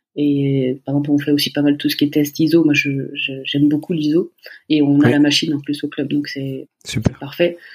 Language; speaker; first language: French; native; French